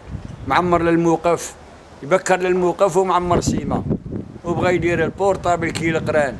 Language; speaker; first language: Arabic; native; Arabic